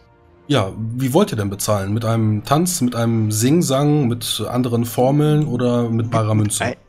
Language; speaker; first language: German; native; German